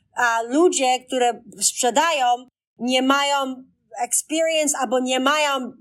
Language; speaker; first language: Polish; early bilingual, heritage; Polish